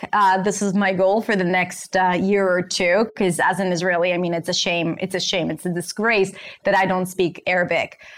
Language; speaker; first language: English; non-native, fluent; Hebrew